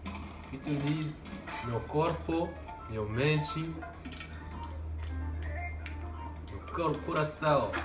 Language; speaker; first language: Portuguese; non-native, learner; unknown